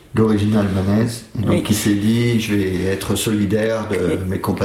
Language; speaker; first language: French; native; French